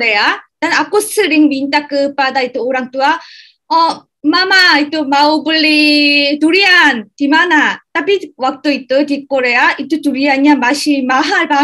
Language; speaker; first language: Indonesian; non-native, learner; Korean